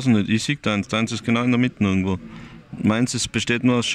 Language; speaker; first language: German; native; German